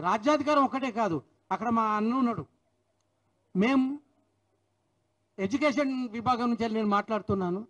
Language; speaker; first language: Telugu; native; Telugu